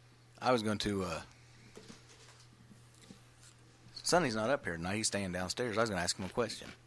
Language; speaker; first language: English; native; English